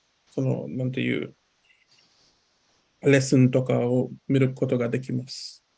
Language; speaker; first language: Japanese; non-native, learner; English